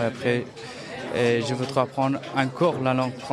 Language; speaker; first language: French; non-native, learner; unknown